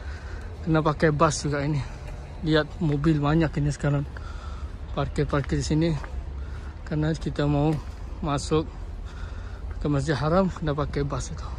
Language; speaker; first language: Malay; early bilingual, heritage; Malay